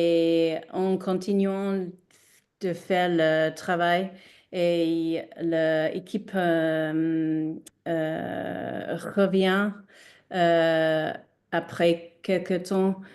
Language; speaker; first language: French; non-native, learner; English